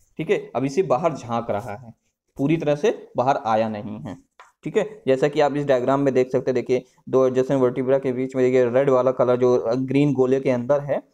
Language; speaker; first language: Hindi; native; Hindi